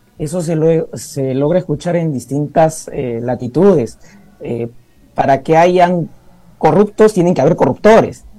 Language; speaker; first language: Spanish; native; Spanish